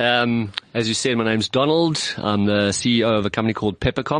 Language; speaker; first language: English; native; English